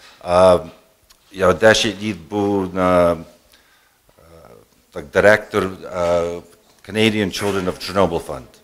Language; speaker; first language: Ukrainian; early bilingual, heritage; Ukrainian